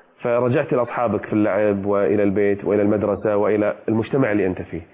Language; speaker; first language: Arabic; native; Arabic